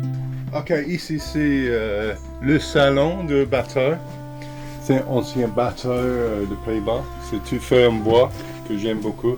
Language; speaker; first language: French; non-native, fluent; English